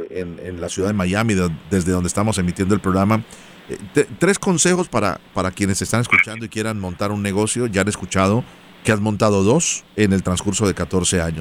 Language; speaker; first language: Spanish; native; Spanish